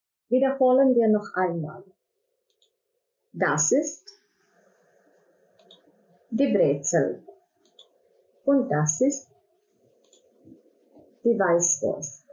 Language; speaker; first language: German; non-native, fluent; Croatian